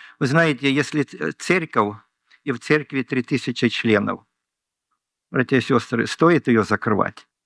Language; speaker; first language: Russian; native; Russian